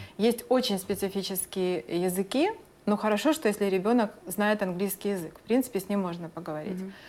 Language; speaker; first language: Russian; native; Russian